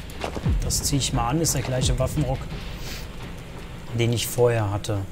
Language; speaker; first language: German; native; German